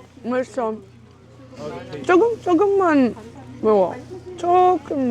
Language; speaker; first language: Korean; non-native, learner; Russian